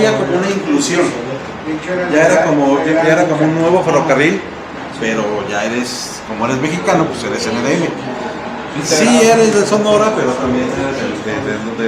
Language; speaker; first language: Spanish; native; Spanish